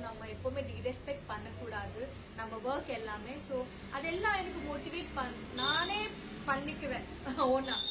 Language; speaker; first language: Tamil; non-native, learner; Telugu